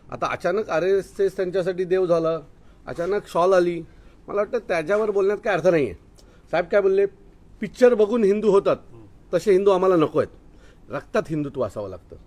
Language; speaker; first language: Marathi; native; Marathi